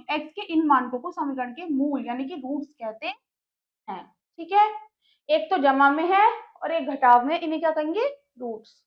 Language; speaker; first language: Hindi; native; Hindi